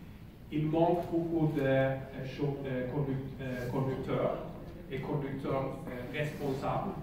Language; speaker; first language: French; non-native, learner; Swedish